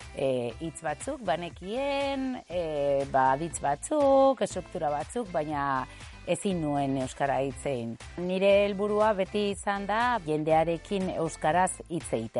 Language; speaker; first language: Basque; non-native, local second language; Spanish